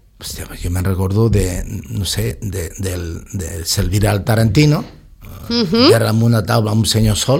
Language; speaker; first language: Catalan; non-native, local second language; Spanish